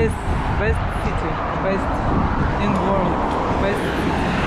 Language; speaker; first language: English; non-native, learner; Russian